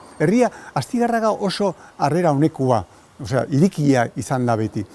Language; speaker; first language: Basque; early bilingual, other home language; Spanish